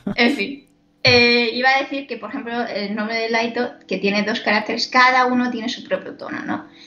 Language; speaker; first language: Spanish; non-native, fluent; Chinese